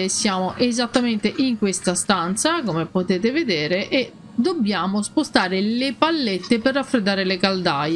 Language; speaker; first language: Italian; native; Italian